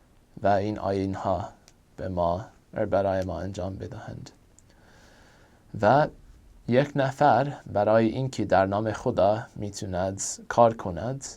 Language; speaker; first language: Persian; non-native, fluent; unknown